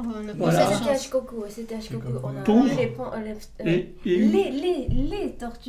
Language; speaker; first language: French; non-native, fluent; Japanese